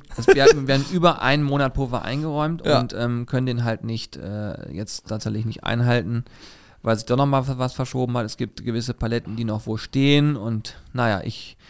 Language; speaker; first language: German; native; German